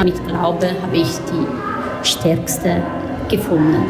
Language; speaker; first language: German; non-native, learner; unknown